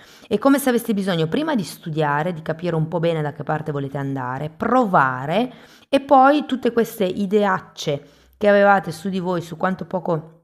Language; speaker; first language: Italian; native; Italian